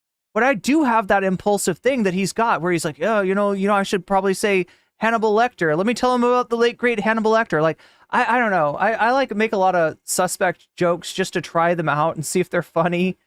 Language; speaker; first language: English; native; English